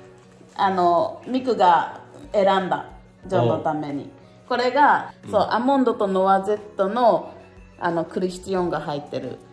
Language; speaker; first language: Japanese; native; Japanese